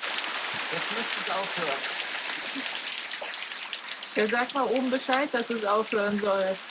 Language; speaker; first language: German; native; German